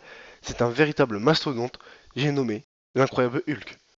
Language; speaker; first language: French; native; French